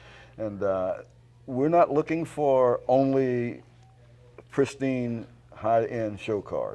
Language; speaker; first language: English; native; English